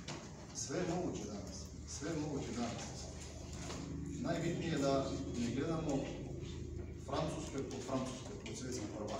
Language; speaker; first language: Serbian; non-native, learner; Bulgarian